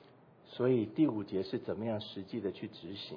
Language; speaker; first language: Chinese; native; Chinese